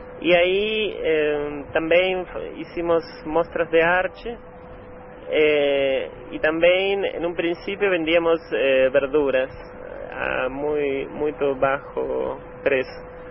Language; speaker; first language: Portuguese; non-native, learner; Spanish